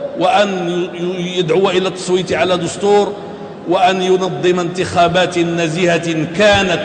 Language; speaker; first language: Arabic; native; Arabic